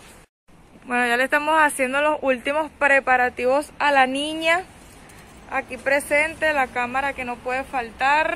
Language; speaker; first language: Spanish; native; Spanish